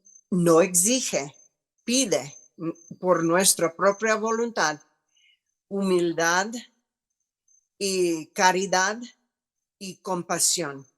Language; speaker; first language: Spanish; non-native, fluent; English